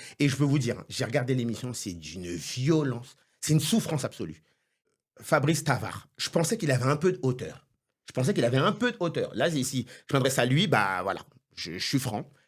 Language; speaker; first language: French; non-native, local second language; Haitian Creole